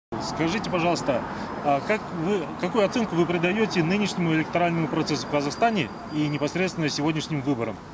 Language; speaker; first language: Russian; native; Russian